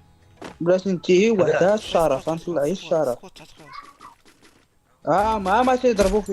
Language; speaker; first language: Arabic; native; Arabic